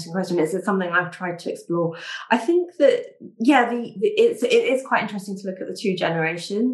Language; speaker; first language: English; native; English